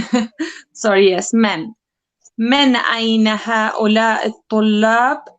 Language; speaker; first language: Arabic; non-native, learner; English